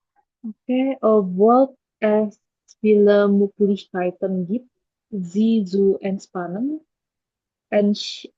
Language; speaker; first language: German; non-native, learner; Indonesian